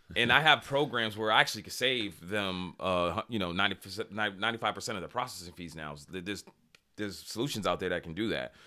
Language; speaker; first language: English; native; English